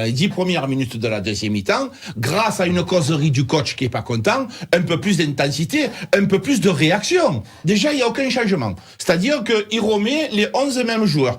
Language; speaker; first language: French; native; French